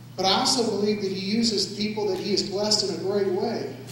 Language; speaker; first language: English; native; English